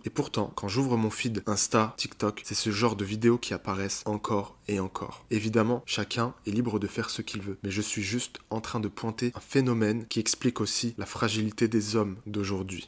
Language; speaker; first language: French; native; French